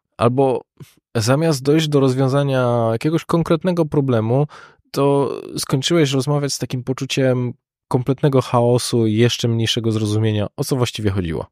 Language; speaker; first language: Polish; native; Polish